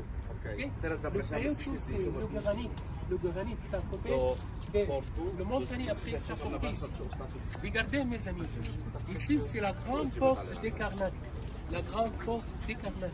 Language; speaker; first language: French; non-native, learner; Arabic